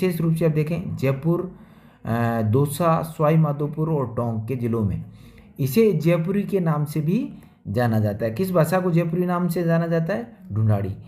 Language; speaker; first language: Hindi; native; Hindi